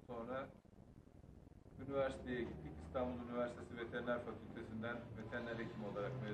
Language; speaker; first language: Turkish; native; Turkish